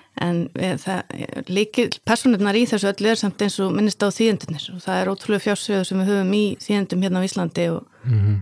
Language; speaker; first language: Icelandic; native; Icelandic